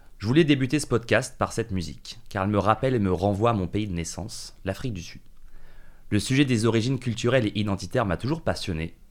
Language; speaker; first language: French; early bilingual, other home language; English